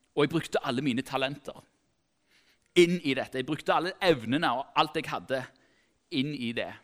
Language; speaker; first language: Norwegian; native; Norwegian